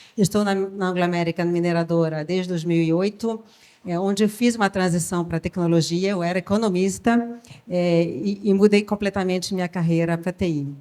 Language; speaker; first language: Portuguese; early bilingual, other home language; French